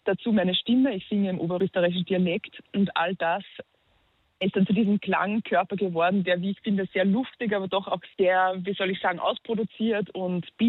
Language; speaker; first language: German; native; German